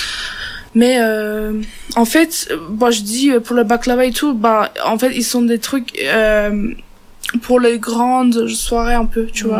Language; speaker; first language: French; non-native, learner; Turkish